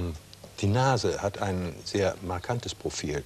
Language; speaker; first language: German; native; German